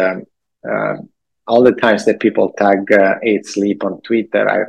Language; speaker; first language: English; non-native, fluent; Italian